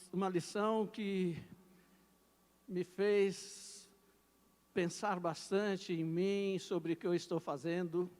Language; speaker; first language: Portuguese; native; Portuguese